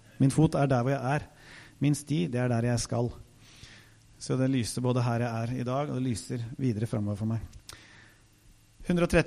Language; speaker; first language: Norwegian; native; Norwegian